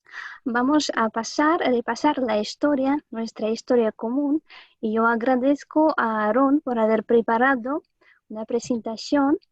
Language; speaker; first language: Spanish; non-native, fluent; Russian